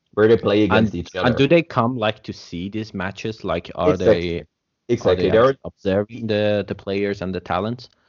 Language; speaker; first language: English; non-native, fluent; German